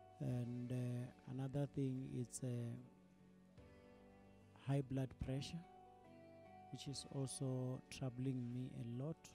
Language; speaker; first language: English; non-native, local second language; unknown